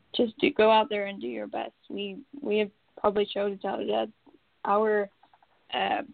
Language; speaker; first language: English; non-native, fluent; Swedish